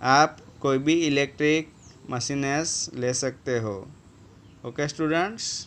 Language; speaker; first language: Hindi; non-native, local second language; Gujarati